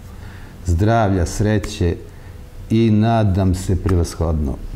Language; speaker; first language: Serbian; native; Serbian